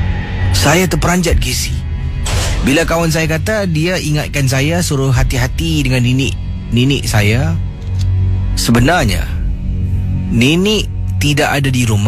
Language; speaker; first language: Malay; native; Malay